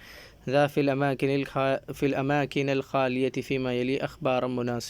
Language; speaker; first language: Arabic; non-native, fluent; Urdu